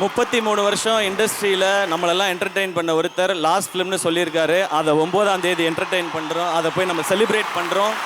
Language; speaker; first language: Tamil; native; Tamil